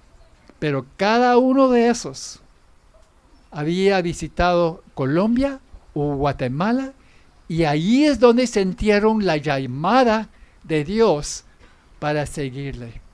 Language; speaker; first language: Spanish; non-native, fluent; English